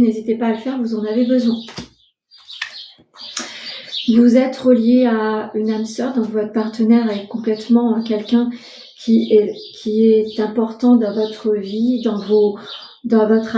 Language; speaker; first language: French; native; French